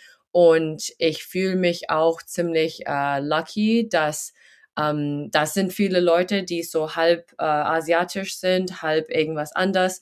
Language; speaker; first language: German; early bilingual, heritage; German